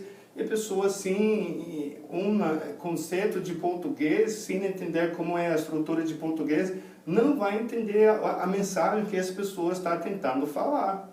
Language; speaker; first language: Portuguese; non-native, fluent; English